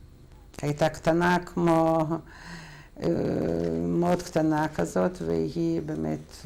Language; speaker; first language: Hebrew; non-native, fluent; Russian